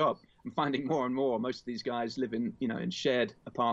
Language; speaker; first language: English; native; English